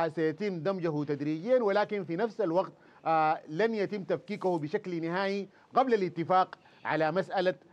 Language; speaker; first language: Arabic; native; Arabic